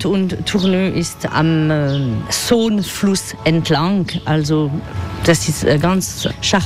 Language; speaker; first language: German; non-native, learner; French